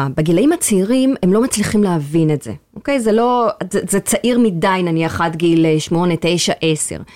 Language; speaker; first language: Hebrew; native; Hebrew